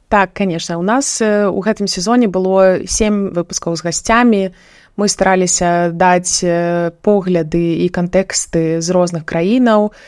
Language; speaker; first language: Belarusian; non-native, local second language; Russian